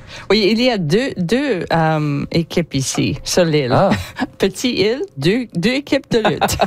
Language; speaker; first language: French; non-native, learner; English